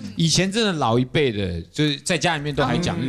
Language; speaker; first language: Chinese; native; Chinese